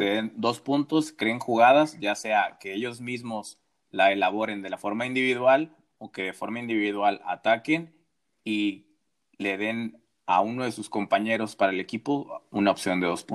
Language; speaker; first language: Spanish; native; Spanish